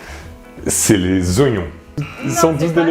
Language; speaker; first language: French; non-native, fluent; Portuguese